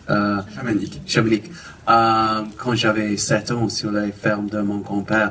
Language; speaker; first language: French; non-native, fluent; English